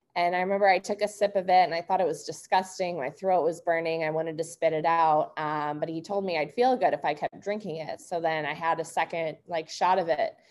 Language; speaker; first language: English; native; English